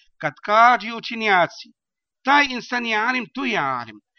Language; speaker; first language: Bosnian; non-native, learner; Arabic